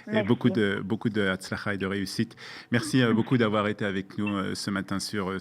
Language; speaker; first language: French; native; French